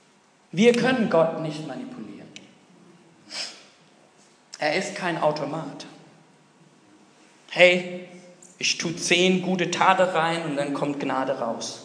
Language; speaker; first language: German; non-native, fluent; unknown